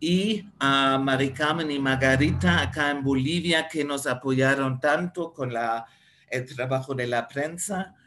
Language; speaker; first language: Spanish; non-native, fluent; German